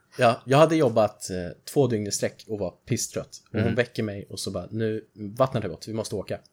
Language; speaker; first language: Swedish; native; Swedish